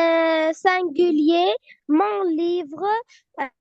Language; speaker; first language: French; non-native, learner; Arabic